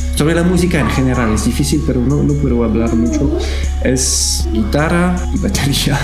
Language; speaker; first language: Spanish; non-native, learner; French